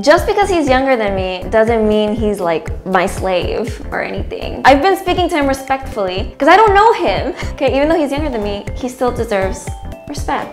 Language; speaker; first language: English; native; English